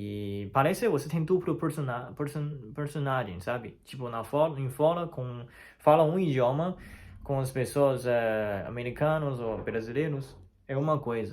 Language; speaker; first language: Portuguese; non-native, fluent; Chinese